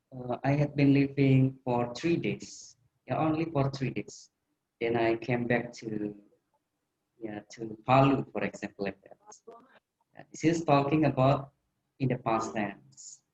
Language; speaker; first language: English; non-native, fluent; Indonesian